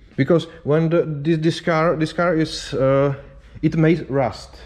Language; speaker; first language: English; non-native, learner; Czech